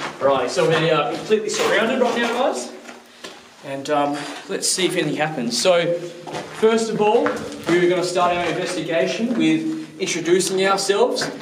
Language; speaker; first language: English; native; English